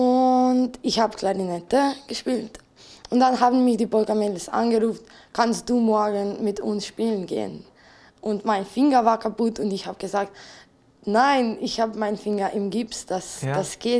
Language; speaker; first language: German; non-native, fluent; Slovenian